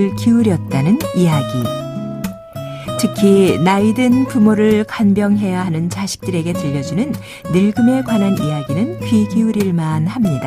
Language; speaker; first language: Korean; native; Korean